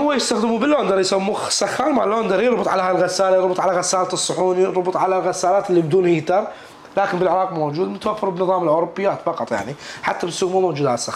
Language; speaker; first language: Arabic; native; Arabic